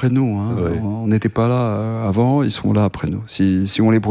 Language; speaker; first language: French; native; French